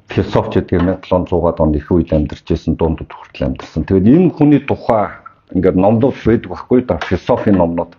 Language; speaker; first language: Mongolian; native; Mongolian